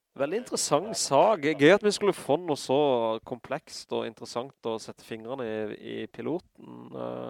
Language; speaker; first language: Norwegian; native; Norwegian